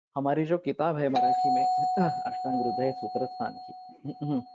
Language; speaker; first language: Hindi; non-native, local second language; Marathi